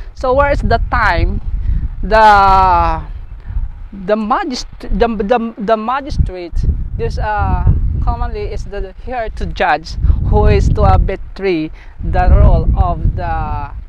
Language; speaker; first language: English; non-native, learner; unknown